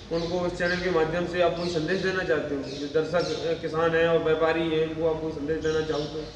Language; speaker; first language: Hindi; native; Hindi